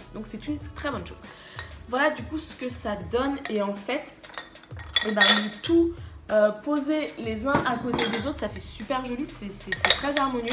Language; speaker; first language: French; native; French